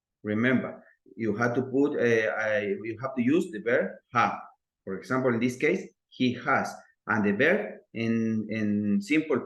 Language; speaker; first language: English; non-native, learner; Spanish